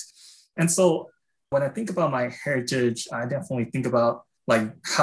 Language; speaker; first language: English; non-native, fluent; Chinese